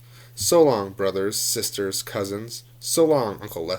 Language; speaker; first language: English; native; English